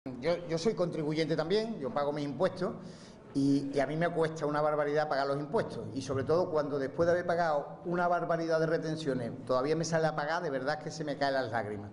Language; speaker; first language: Spanish; native; Spanish